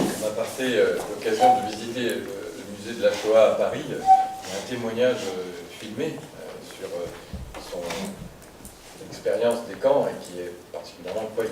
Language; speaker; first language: French; native; French